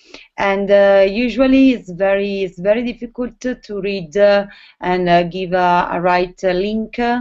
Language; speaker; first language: English; non-native, learner; Italian